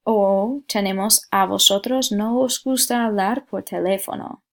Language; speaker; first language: Spanish; non-native, fluent; English